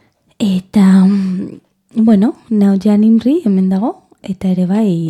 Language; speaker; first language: Basque; non-native, learner; Spanish